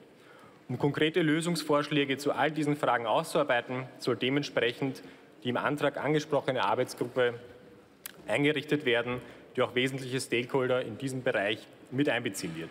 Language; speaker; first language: German; native; German